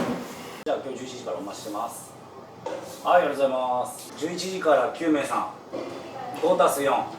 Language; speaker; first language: Japanese; native; Japanese